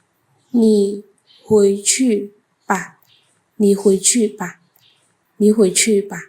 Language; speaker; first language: Chinese; non-native, fluent; Khmer